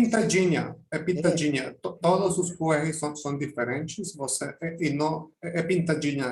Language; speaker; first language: Portuguese; non-native, fluent; Spanish